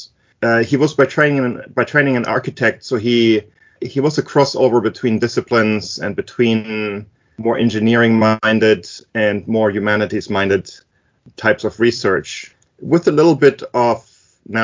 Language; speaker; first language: English; non-native, fluent; German